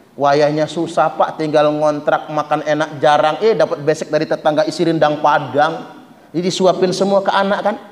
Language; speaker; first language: Indonesian; non-native, local second language; Malay